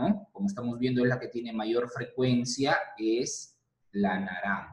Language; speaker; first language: Spanish; native; Spanish